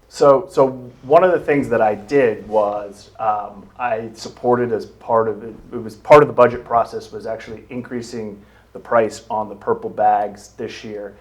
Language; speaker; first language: English; native; English